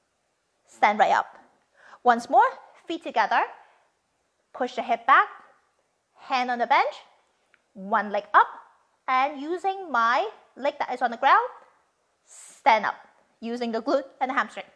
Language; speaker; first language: English; non-native, fluent; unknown